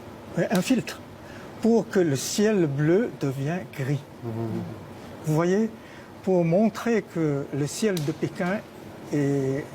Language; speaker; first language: French; non-native, fluent; Chinese